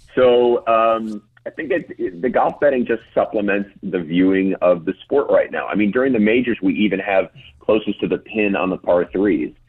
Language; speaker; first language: English; native; English